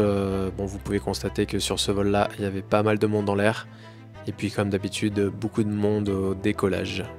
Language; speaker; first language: French; native; French